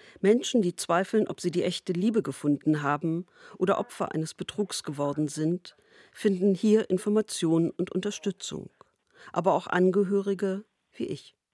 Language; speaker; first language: German; native; German